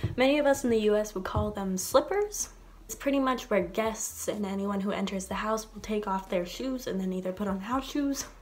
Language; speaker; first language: English; native; English